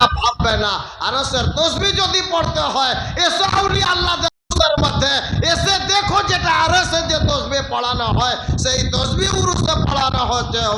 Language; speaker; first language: Urdu; non-native, local second language; Bangla